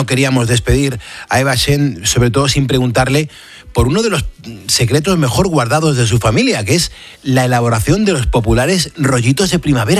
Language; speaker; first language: Spanish; native; Spanish